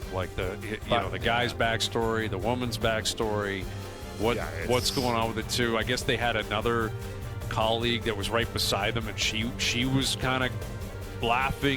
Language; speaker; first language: English; native; English